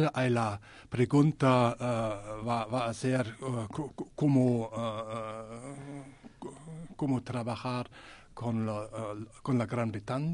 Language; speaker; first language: Spanish; non-native, learner; German